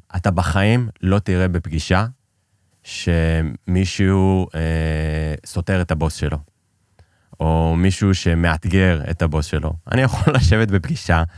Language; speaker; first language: Hebrew; early bilingual, other home language; Persian